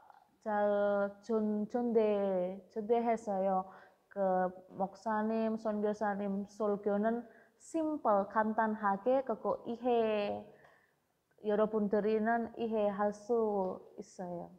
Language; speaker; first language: Korean; non-native, learner; Indonesian